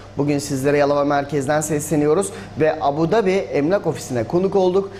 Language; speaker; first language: Turkish; native; Turkish